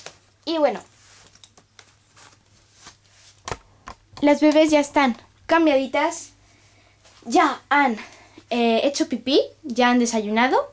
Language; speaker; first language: Spanish; native; Spanish